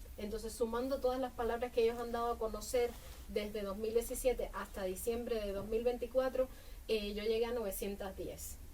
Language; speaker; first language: Spanish; native; Spanish